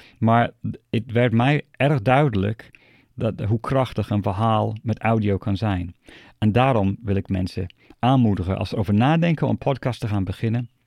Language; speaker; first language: Dutch; non-native, fluent; English